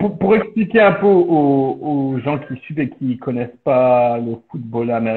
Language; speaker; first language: French; native; French